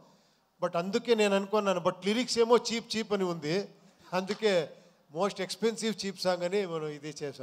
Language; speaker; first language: Telugu; non-native, local second language; Kannada